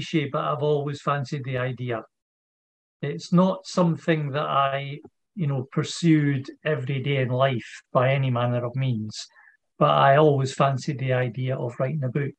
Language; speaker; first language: English; native; English